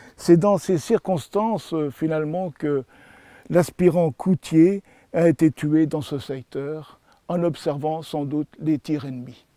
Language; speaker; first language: French; native; French